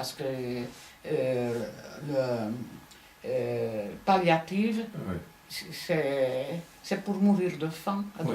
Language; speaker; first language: French; non-native, fluent; Hungarian